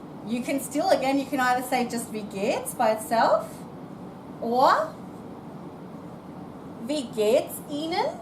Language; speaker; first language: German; non-native, fluent; English